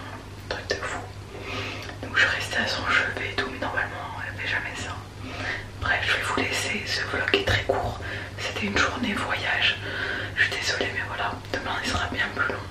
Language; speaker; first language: French; native; French